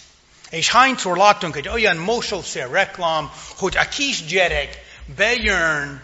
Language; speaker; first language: Hungarian; non-native, fluent; English